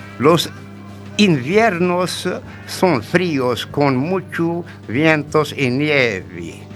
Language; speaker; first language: Spanish; non-native, learner; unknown